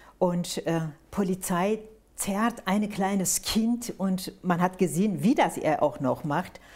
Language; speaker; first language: German; non-native, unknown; Turkish